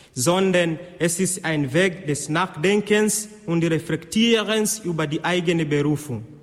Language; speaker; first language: German; non-native, fluent; Swahili